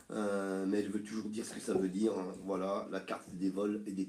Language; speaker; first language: French; native; French